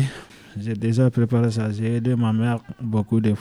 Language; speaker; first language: French; non-native, local second language; Bambara